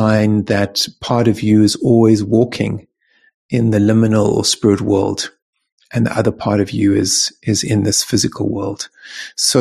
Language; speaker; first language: English; native; English